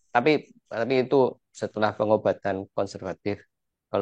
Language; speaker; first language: Indonesian; native; Indonesian